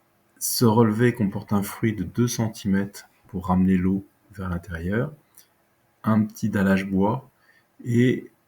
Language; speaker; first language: French; native; French